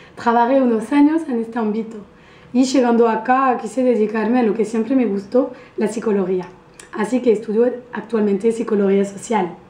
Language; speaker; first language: Spanish; non-native, fluent; French